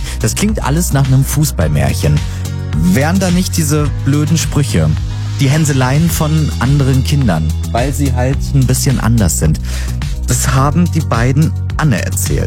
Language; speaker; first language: German; native; German